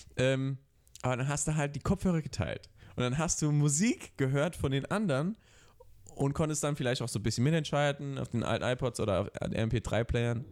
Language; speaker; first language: German; early bilingual, other home language; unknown